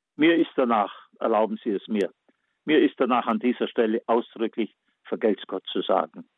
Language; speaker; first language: German; native; German